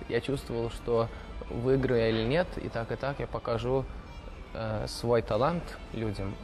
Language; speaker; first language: Russian; early bilingual, heritage; Russian